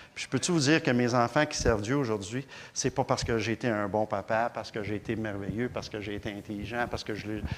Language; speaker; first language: French; native; French